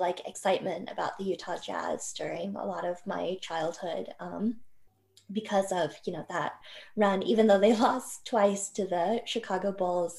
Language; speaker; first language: English; native; English